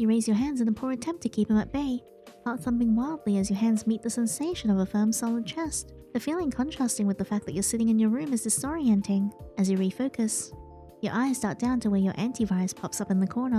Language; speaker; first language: English; native; English